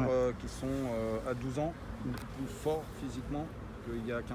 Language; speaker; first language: French; native; French